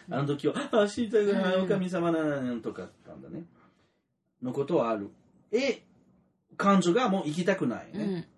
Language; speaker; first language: Japanese; non-native, learner; French